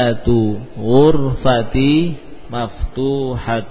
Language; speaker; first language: Arabic; non-native, fluent; Indonesian